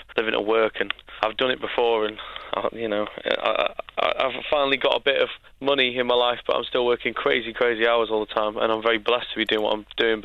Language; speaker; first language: English; native; English